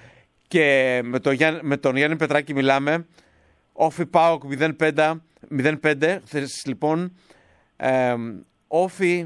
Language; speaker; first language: Greek; native; Greek